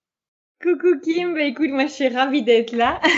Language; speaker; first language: French; native; French